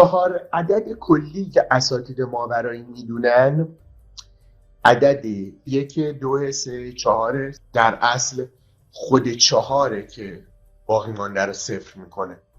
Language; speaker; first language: Persian; native; Persian